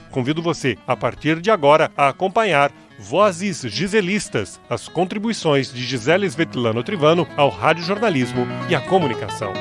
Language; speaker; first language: Portuguese; native; Portuguese